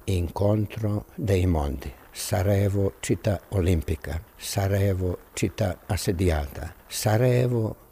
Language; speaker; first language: Italian; non-native, fluent; Bosnian